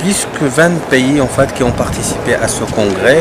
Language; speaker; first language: French; non-native, local second language; Arabic